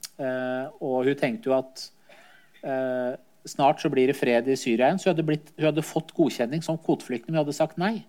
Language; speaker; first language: Norwegian; early bilingual, other home language; Persian